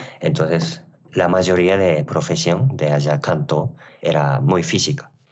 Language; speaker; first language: Spanish; non-native, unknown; Japanese